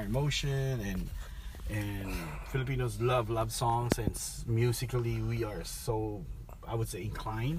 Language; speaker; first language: English; non-native, local second language; Filipino